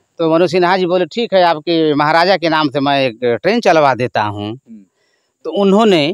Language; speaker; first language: Hindi; native; Hindi